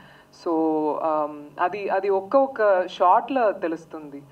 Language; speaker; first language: Telugu; non-native, learner; Tamil